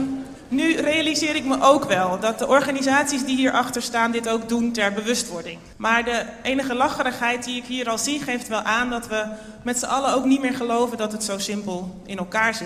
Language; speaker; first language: Dutch; native; Dutch